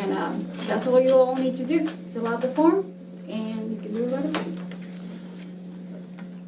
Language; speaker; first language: English; non-native, fluent; Spanish